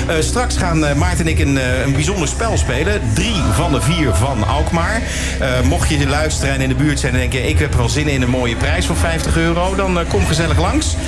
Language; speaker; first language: Dutch; native; Dutch